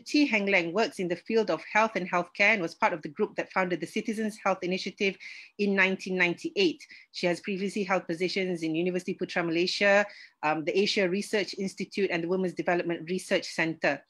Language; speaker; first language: English; non-native, local second language; Malay